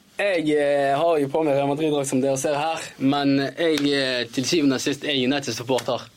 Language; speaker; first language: Norwegian; early bilingual, other home language; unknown